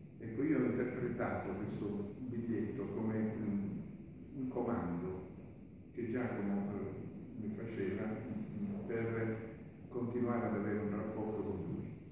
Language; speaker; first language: Italian; native; Italian